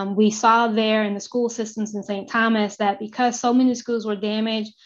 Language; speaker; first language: English; native; English